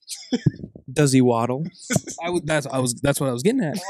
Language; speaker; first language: English; native; English